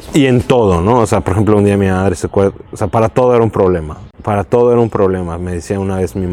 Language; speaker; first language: Spanish; native; Spanish